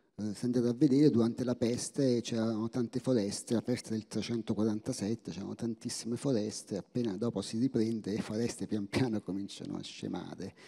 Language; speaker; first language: Italian; native; Italian